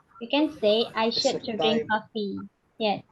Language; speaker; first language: English; non-native, fluent; Indonesian